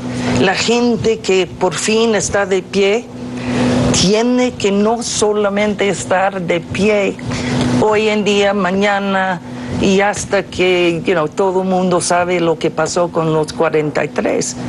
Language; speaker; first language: Spanish; non-native, fluent; English